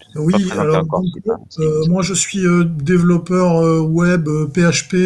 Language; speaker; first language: French; native; French